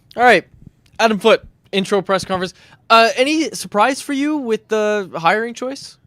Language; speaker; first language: English; native; English